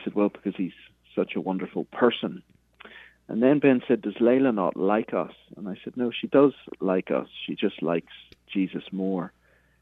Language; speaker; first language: English; native; English